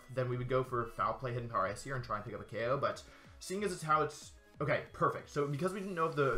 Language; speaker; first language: English; native; English